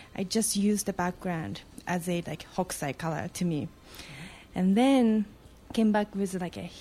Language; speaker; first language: English; non-native, fluent; Japanese